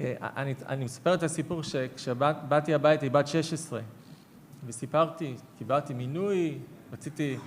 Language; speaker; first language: Hebrew; non-native, fluent; English